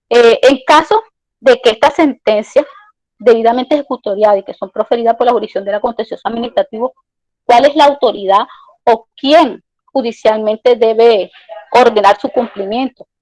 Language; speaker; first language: Spanish; native; Spanish